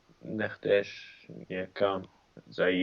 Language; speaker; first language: Czech; non-native, learner; English